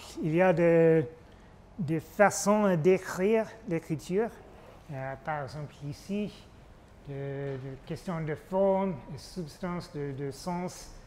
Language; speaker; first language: French; non-native, fluent; English